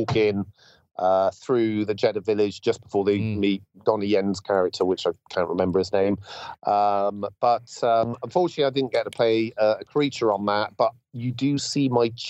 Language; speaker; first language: English; native; English